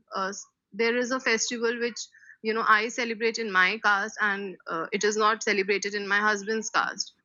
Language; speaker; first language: English; non-native, local second language; Hindi